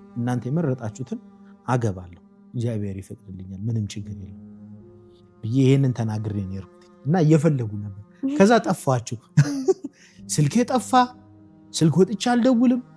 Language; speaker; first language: Amharic; native; Amharic